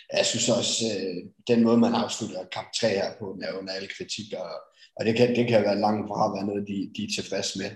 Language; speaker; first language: Danish; native; Danish